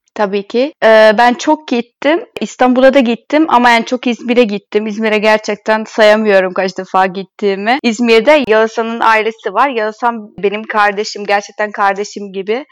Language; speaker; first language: Turkish; non-native, fluent; Hungarian